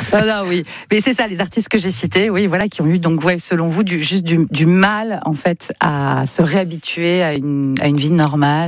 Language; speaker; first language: French; native; French